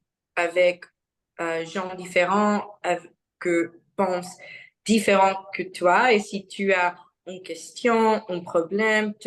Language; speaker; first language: French; non-native, learner; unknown